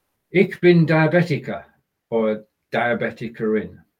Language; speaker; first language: German; non-native, learner; English